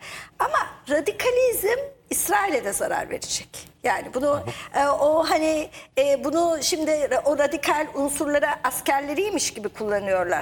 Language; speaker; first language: Turkish; native; Turkish